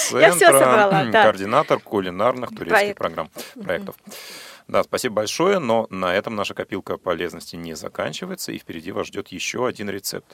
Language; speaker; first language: Russian; native; Russian